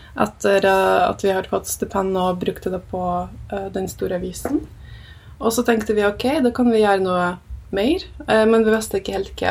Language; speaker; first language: Norwegian; early bilingual, other home language; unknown